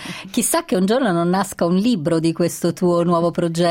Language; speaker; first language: Italian; native; Italian